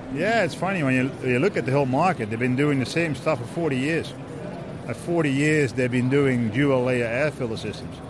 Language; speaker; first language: English; non-native, fluent; Dutch